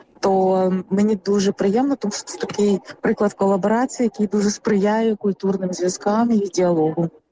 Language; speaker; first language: Ukrainian; native; Ukrainian